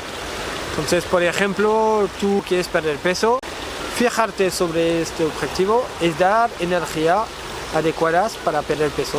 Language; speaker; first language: Spanish; non-native, fluent; French